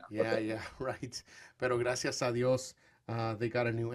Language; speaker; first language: Spanish; early bilingual, heritage; English